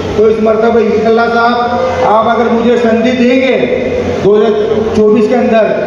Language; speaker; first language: Hindi; native; Hindi